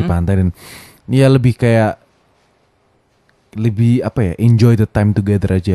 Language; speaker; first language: Indonesian; native; Indonesian